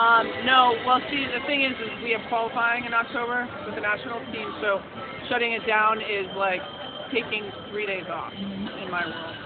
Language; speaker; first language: English; native; English